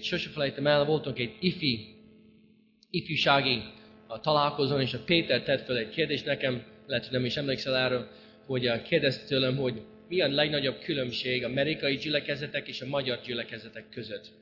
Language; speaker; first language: Hungarian; non-native, fluent; English